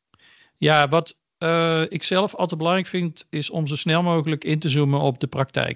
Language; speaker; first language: Dutch; native; Dutch